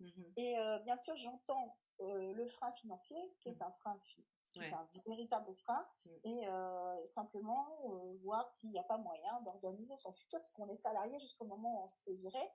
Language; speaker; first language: French; native; French